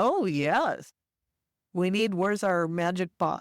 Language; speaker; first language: English; native; English